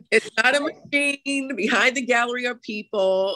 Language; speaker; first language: English; native; English